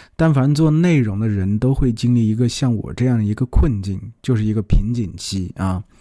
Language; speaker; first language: Chinese; native; Chinese